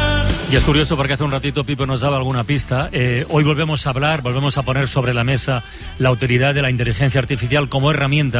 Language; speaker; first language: Spanish; native; Spanish